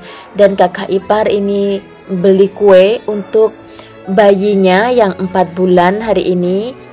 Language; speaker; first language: Indonesian; non-native, local second language; Javanese